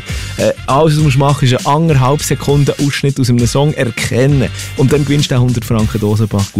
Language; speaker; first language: German; native; German